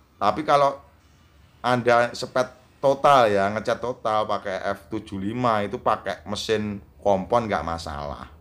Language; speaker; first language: Indonesian; non-native, local second language; Javanese